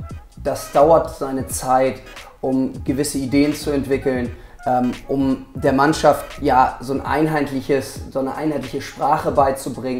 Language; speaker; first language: German; native; German